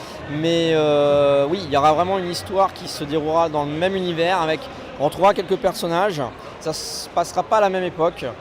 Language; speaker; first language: French; native; French